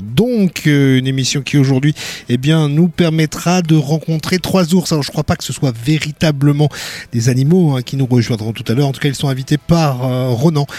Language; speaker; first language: French; native; French